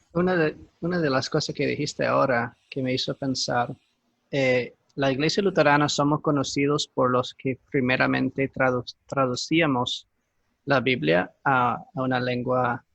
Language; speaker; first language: Spanish; non-native, fluent; English